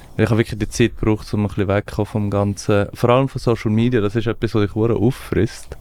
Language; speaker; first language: German; early bilingual, other home language; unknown